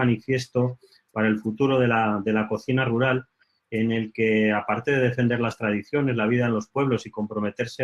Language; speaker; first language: Spanish; native; Spanish